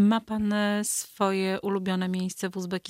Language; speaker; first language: Polish; native; Polish